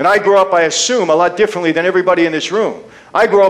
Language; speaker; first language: English; native; English